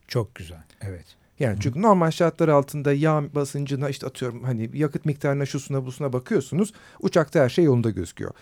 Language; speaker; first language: Turkish; native; Turkish